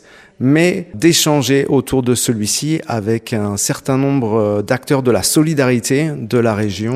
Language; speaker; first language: French; native; French